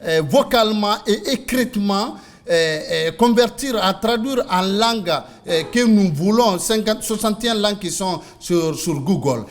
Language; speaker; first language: French; non-native, local second language; Mandingo